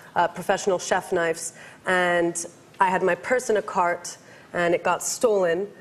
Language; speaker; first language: English; native; English